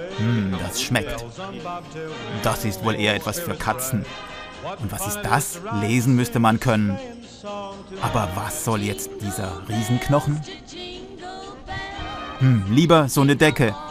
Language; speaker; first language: German; native; German